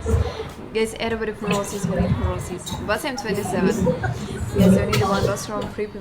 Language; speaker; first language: English; non-native, learner; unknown